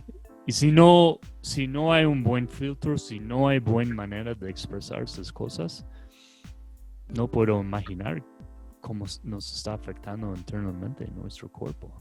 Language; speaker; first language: Spanish; non-native, fluent; English